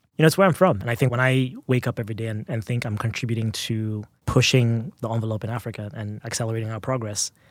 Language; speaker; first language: English; non-native, local second language; Yoruba